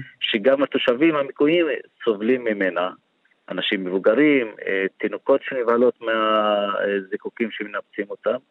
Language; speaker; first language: Hebrew; non-native, local second language; Arabic